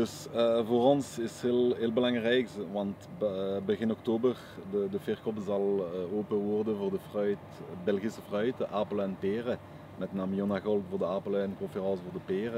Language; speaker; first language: Dutch; non-native, local second language; French